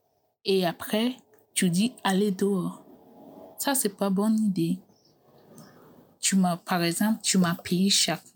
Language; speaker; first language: French; non-native, learner; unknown